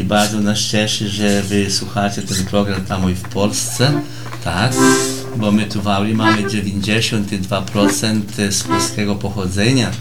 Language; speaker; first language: Polish; early bilingual, heritage; Portuguese